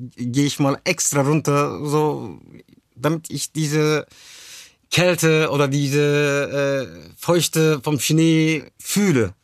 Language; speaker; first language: German; early bilingual, other home language; Turkish